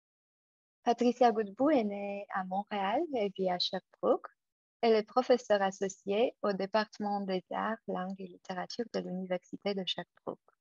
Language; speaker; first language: French; non-native, fluent; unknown